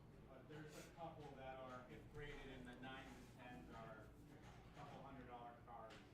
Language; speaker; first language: English; native; English